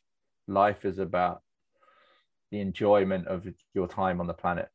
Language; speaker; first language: English; native; English